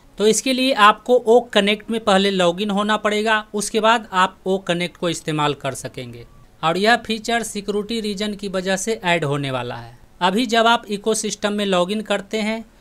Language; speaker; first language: Hindi; native; Hindi